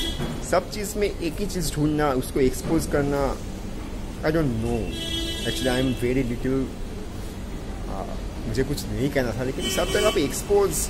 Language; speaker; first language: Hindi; non-native, local second language; Bangla